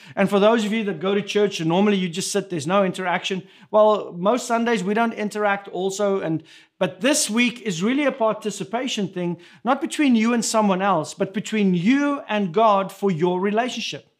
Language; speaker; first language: English; non-native, local second language; Afrikaans